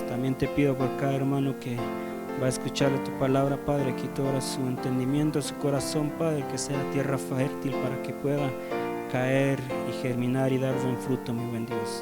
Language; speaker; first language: Spanish; native; Spanish